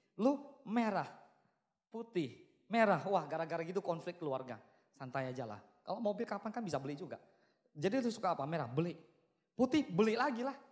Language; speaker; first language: Indonesian; native; Indonesian